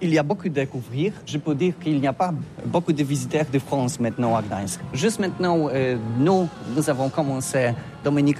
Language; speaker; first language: French; non-native, learner; Polish